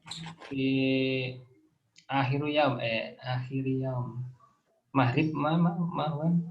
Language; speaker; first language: Arabic; non-native, learner; Indonesian